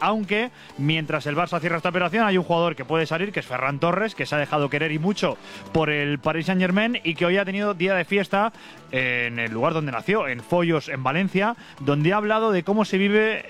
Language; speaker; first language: Spanish; native; Spanish